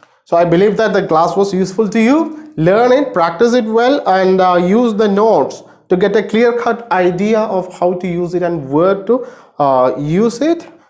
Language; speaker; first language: English; non-native, local second language; Malayalam